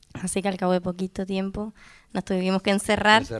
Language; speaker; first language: Spanish; native; Spanish